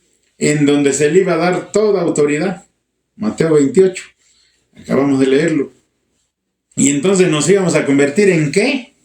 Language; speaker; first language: Spanish; native; Spanish